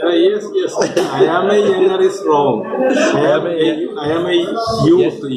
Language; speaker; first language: English; non-native, local second language; Malayalam